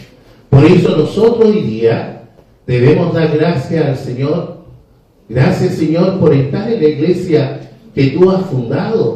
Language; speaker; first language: Spanish; native; Spanish